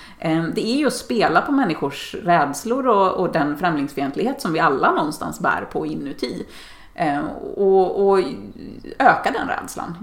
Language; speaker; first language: Swedish; native; Swedish